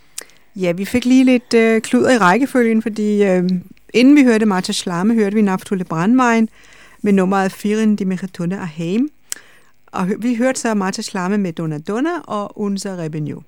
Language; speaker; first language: Danish; native; Danish